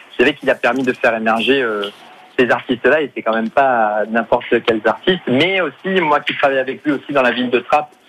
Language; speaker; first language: French; native; French